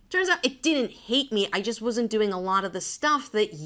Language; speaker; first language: English; native; English